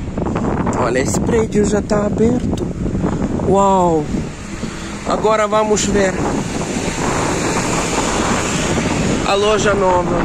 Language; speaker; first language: Portuguese; non-native, fluent; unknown